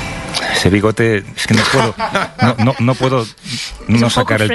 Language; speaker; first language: Spanish; native; Spanish